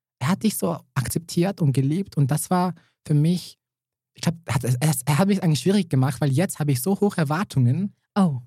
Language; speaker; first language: German; early bilingual, other home language; Serbian